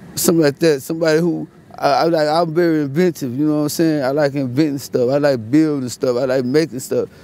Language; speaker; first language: English; native; English